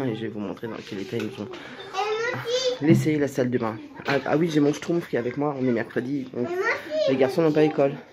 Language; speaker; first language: French; native; French